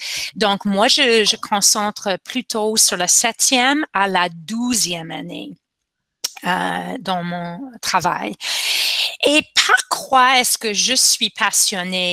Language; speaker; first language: French; non-native, local second language; English